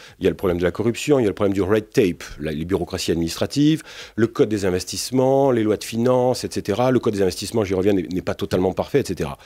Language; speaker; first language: French; native; French